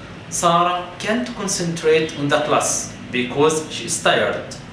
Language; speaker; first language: English; non-native, fluent; Arabic